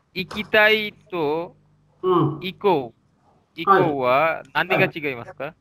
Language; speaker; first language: Japanese; non-native, learner; Bangla